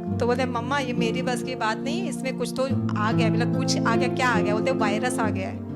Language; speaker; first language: Hindi; non-native, local second language; Marathi